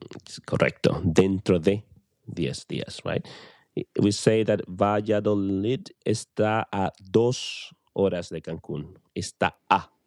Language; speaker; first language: English; non-native, fluent; Spanish